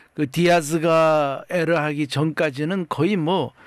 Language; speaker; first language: Korean; native; Korean